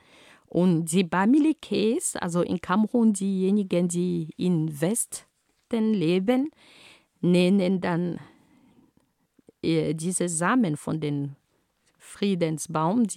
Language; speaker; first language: German; non-native, fluent; Ghomala